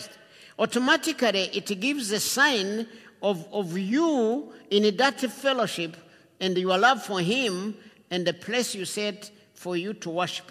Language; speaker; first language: English; non-native, local second language; Kinyarwanda